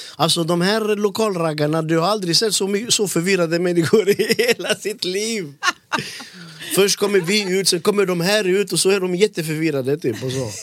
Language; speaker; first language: Swedish; early bilingual, other home language; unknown